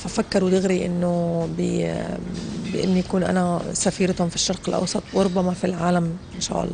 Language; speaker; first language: Arabic; native; Arabic